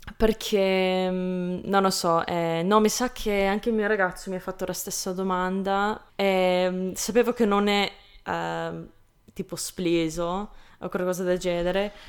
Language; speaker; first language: Italian; non-native, fluent; English